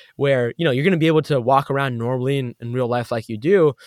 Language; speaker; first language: English; native; English